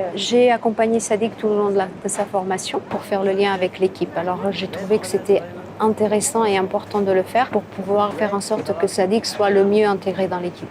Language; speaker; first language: French; non-native, fluent; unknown